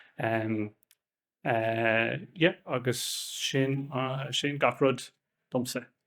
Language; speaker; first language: Irish; non-native, local second language; English